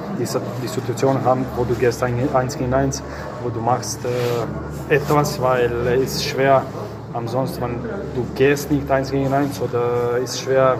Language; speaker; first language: German; non-native, fluent; Croatian